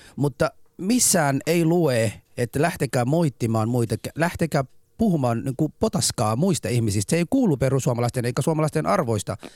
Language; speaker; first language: Finnish; non-native, fluent; Somali